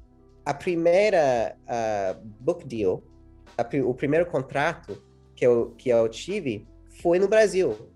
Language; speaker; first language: Portuguese; early bilingual, heritage; English